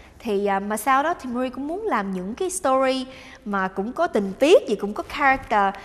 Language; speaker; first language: Vietnamese; early bilingual, heritage; Vietnamese